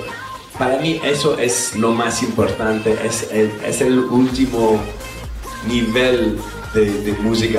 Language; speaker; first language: Spanish; non-native, fluent; French